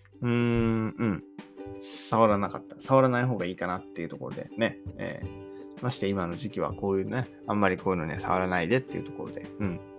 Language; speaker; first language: Japanese; native; Japanese